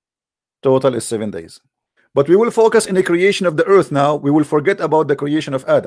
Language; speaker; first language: English; non-native, fluent; Arabic